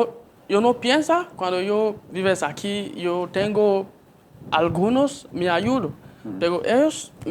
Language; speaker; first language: Spanish; non-native, learner; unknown